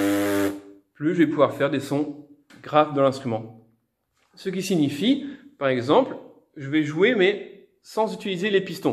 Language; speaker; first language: French; native; French